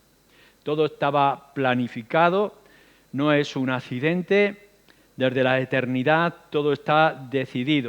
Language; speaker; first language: Spanish; native; Spanish